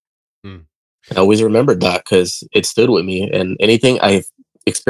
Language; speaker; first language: English; native; English